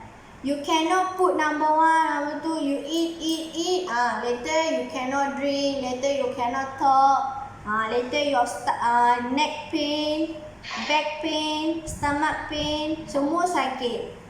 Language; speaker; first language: English; non-native, learner; Malay